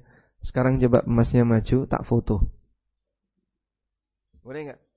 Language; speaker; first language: Indonesian; native; Indonesian